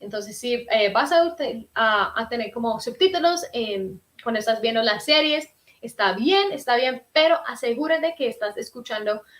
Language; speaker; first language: Spanish; early bilingual, heritage; Spanish